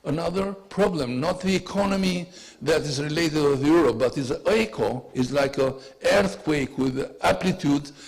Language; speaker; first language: English; non-native, learner; Albanian